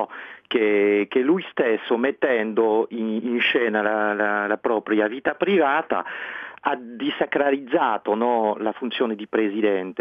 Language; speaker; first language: Italian; non-native, fluent; French